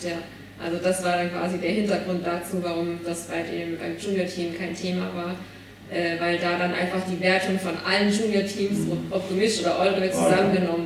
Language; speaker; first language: German; native; German